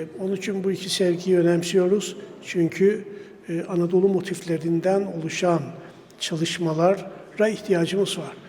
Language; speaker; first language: Turkish; native; Turkish